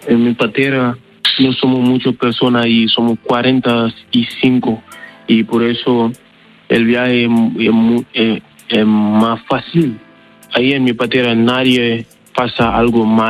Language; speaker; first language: Spanish; non-native, learner; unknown